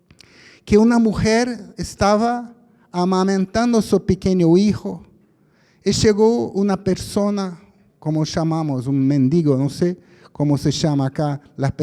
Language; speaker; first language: Spanish; non-native, fluent; Portuguese